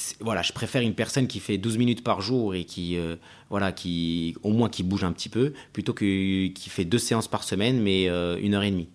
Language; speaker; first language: French; early bilingual, other home language; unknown